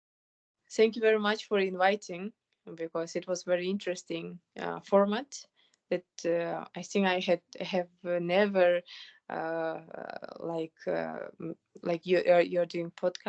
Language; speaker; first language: English; non-native, fluent; Kyrgyz